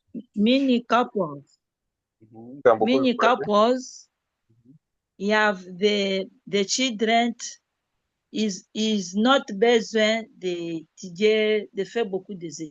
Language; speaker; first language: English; non-native, learner; French